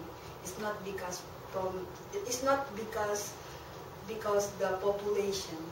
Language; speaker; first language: English; non-native, learner; Indonesian